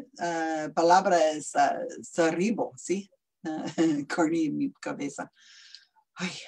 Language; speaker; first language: Spanish; non-native, learner; English